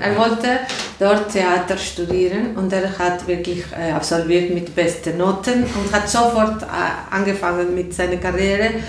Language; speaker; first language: German; non-native, learner; Spanish